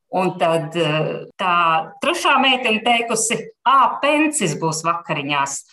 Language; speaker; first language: Latvian; native; Latvian